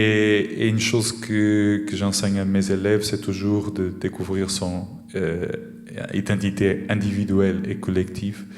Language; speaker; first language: French; non-native, fluent; Portuguese